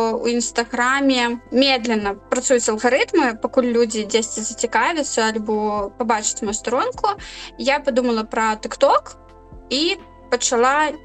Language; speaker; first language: Belarusian; non-native, local second language; Russian